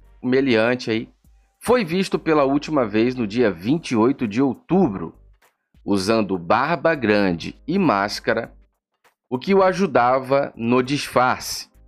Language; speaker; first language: Portuguese; native; Portuguese